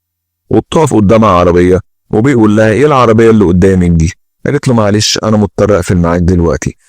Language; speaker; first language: Arabic; native; Arabic